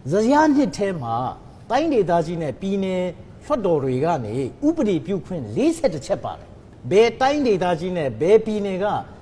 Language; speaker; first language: Burmese; non-native, local second language; Hakha Chin